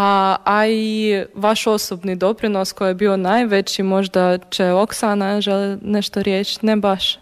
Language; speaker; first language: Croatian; non-native, fluent; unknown